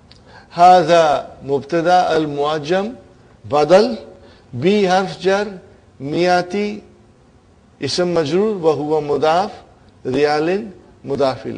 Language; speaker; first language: Arabic; non-native, fluent; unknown